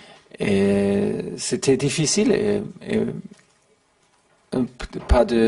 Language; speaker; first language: French; non-native, learner; German